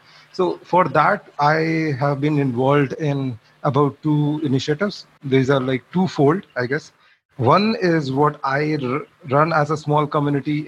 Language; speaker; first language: English; non-native, local second language; Hindi